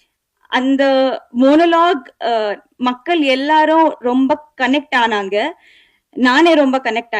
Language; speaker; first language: Tamil; non-native, fluent; Telugu